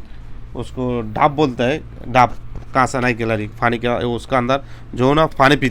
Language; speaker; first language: Hindi; non-native, learner; Bangla